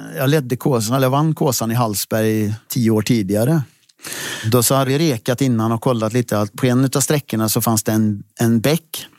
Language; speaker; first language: Swedish; native; Swedish